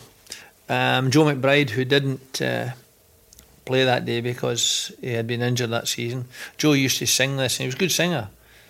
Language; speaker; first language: English; native; English